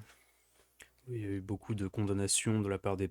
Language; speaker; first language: French; native; French